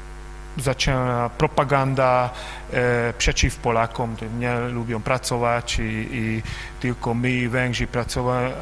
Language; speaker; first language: Polish; non-native, fluent; Hungarian